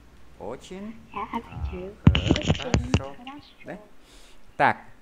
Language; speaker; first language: Russian; non-native, fluent; Vietnamese